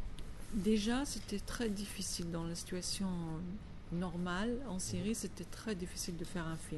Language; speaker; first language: French; non-native, fluent; Arabic